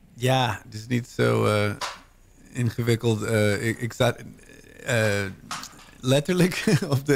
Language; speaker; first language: Dutch; non-native, learner; English